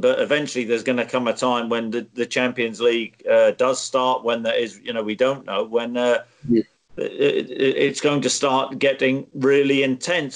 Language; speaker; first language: English; native; English